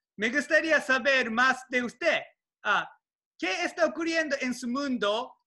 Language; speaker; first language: Spanish; non-native, learner; Japanese